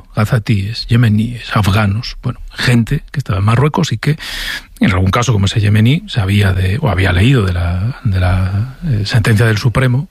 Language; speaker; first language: Spanish; native; Spanish